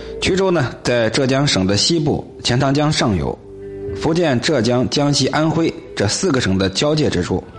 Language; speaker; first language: Chinese; native; Chinese